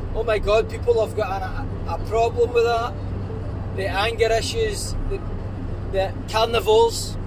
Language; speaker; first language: English; native; English